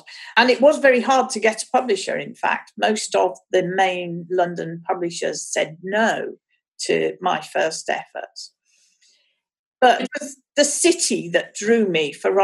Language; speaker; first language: English; native; English